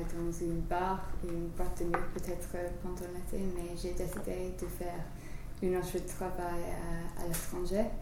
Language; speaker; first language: French; non-native, learner; English